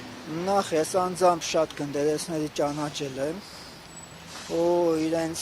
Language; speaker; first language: Armenian; native; Armenian